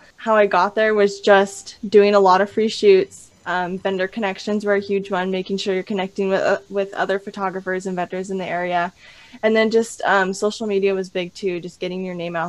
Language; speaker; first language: English; native; English